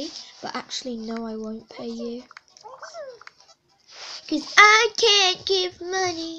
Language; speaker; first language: English; native; English